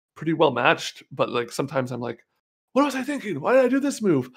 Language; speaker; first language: English; native; English